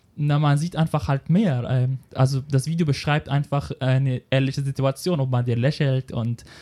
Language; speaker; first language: German; non-native, fluent; Arabic